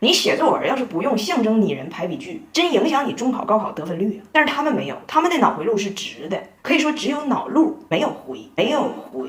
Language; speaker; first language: Chinese; native; Chinese